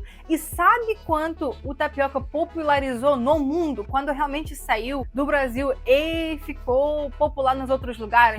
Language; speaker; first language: Portuguese; non-native, fluent; Russian